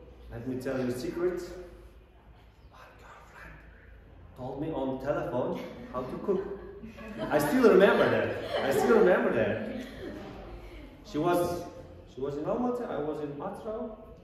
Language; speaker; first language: English; non-native, fluent; Kazakh